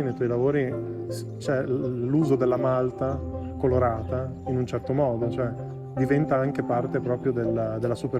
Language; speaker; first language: Italian; native; Italian